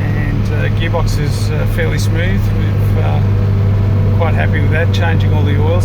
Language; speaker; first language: English; native; English